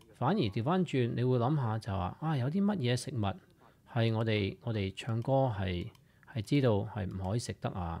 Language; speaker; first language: Cantonese; early bilingual, heritage; English